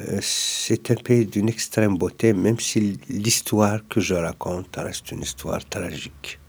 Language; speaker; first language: French; non-native, local second language; Kabyle